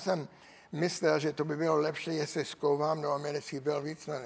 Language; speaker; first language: Czech; non-native, learner; English